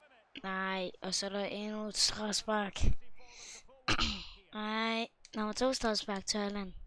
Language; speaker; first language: Danish; native; Danish